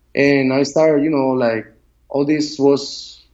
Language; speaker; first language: English; non-native, learner; Spanish